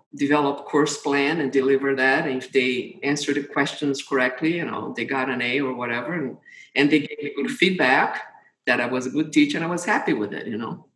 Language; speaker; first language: English; non-native, fluent; Portuguese